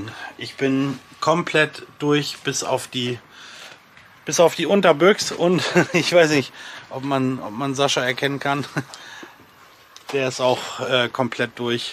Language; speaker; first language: German; native; German